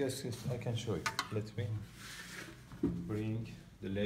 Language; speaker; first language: English; non-native, learner; Persian